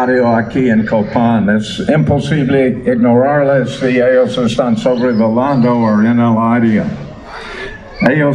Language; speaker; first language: Spanish; non-native, learner; English